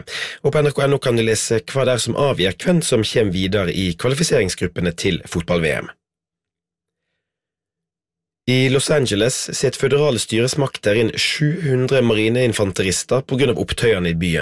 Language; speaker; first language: Norwegian; native; Norwegian